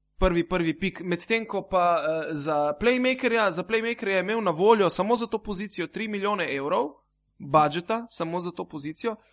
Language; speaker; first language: Slovenian; native; Slovenian